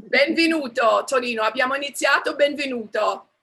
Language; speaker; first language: Italian; non-native, fluent; English